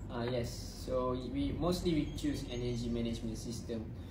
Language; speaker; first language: English; non-native, local second language; Malay